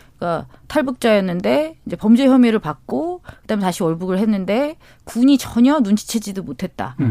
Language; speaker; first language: Korean; native; Korean